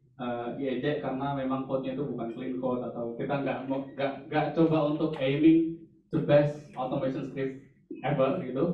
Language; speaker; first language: Indonesian; native; Indonesian